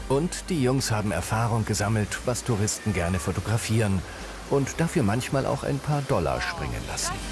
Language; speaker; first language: German; native; German